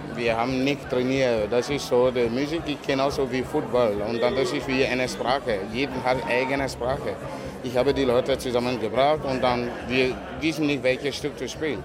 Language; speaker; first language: German; non-native, fluent; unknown